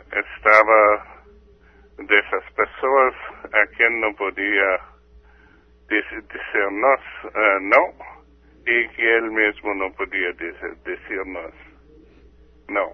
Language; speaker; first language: Spanish; non-native, fluent; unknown